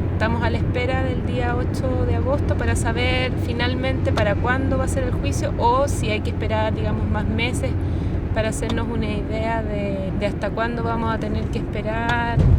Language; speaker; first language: Spanish; native; Spanish